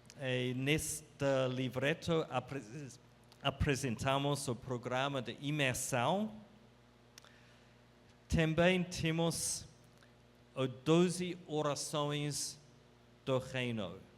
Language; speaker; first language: Portuguese; non-native, fluent; English